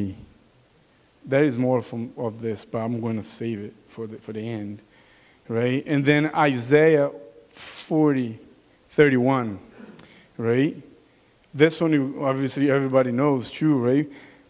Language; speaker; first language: English; non-native, learner; Portuguese